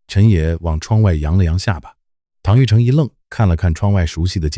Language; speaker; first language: Chinese; native; Chinese